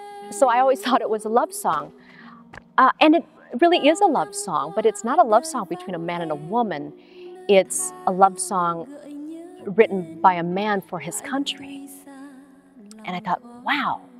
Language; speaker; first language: English; early bilingual, other home language; Vietnamese